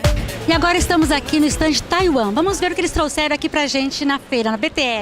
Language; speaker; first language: Portuguese; native; Portuguese